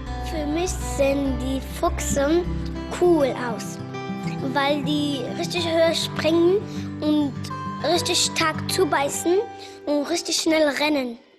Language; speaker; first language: German; non-native, learner; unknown